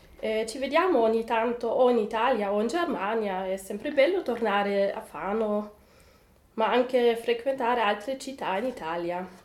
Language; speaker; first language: Italian; non-native, fluent; German